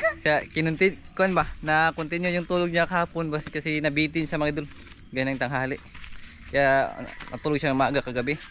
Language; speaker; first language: Filipino; non-native, local second language; Cebuano